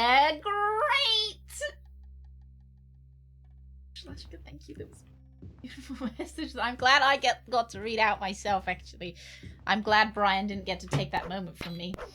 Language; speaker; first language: English; native; English